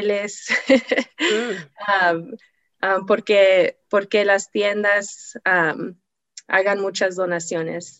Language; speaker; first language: Spanish; non-native, learner; English